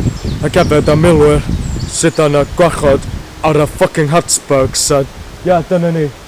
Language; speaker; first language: Welsh; non-native, learner; English